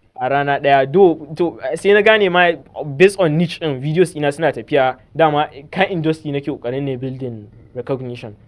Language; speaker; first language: Hausa; native; Hausa